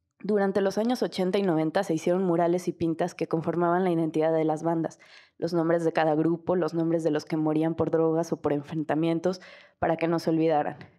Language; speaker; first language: Spanish; native; Spanish